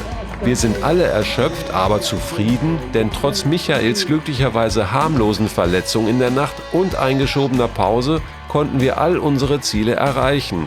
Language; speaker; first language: German; native; German